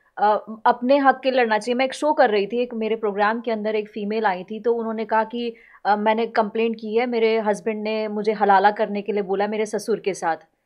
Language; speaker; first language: Hindi; native; Hindi